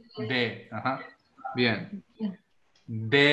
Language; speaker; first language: Spanish; non-native, fluent; Korean